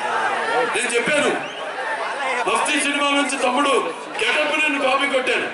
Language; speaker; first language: Telugu; native; Telugu